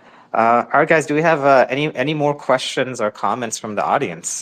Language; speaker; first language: English; native; English